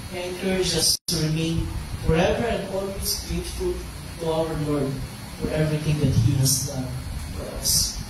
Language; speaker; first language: English; non-native, local second language; Filipino